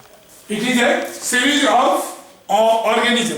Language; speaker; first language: English; non-native, local second language; Hindi